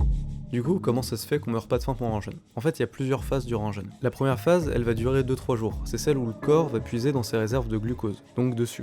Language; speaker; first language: French; native; French